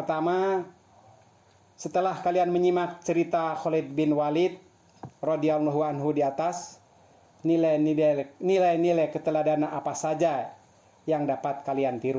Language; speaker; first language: Indonesian; native; Indonesian